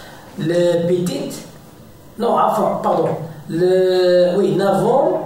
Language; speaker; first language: French; non-native, learner; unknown